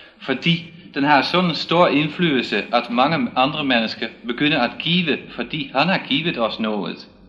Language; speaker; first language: Danish; non-native, fluent; Dutch